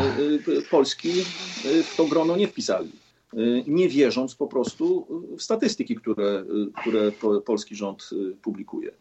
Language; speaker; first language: Polish; native; Polish